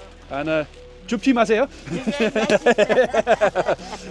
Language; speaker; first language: Korean; non-native, learner; Dutch